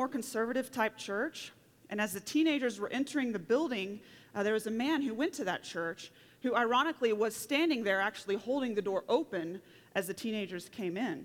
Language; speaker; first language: English; native; English